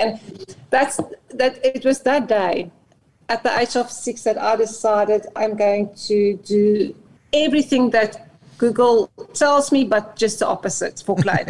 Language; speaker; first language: English; non-native, local second language; Afrikaans